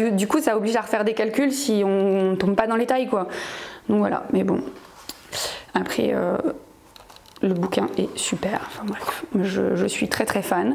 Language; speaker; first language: French; native; French